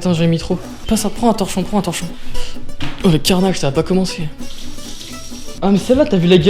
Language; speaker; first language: French; native; French